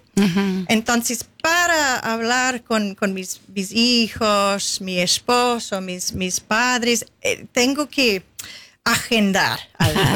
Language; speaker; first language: Spanish; non-native, fluent; English